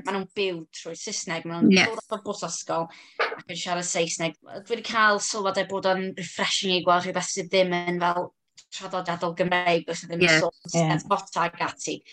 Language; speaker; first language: Welsh; non-native, local second language; English